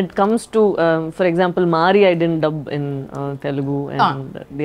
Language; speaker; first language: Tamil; non-native, local second language; Badaga